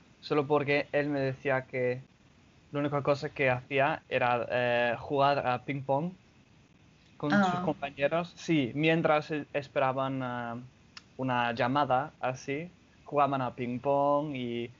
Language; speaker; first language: Spanish; non-native, fluent; English